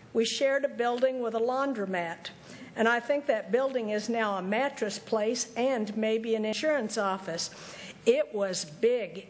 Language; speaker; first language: English; native; English